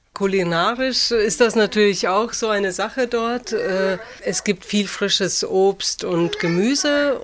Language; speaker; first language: German; early bilingual, other home language; Russian